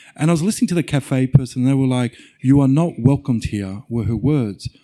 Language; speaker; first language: English; native; English